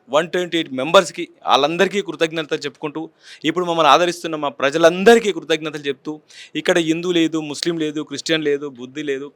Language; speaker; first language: Telugu; native; Telugu